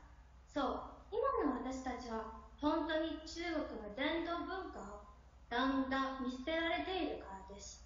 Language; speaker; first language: Japanese; non-native, learner; Chinese